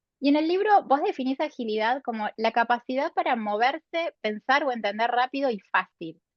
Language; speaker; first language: Spanish; native; Spanish